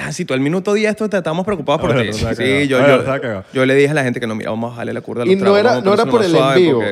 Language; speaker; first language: Spanish; native; Spanish